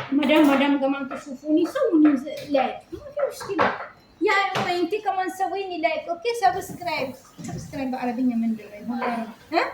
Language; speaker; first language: Arabic; non-native, learner; Amharic